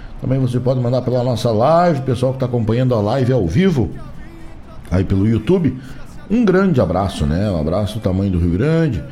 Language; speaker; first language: Portuguese; native; Portuguese